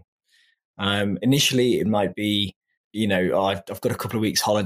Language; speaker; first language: English; native; English